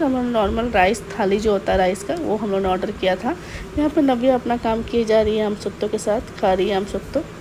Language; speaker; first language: Hindi; non-native, local second language; Bangla